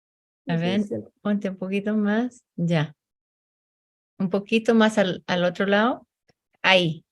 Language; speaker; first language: Spanish; non-native, fluent; English